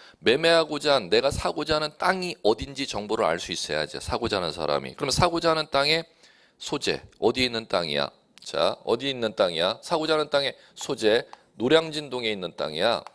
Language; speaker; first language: Korean; native; Korean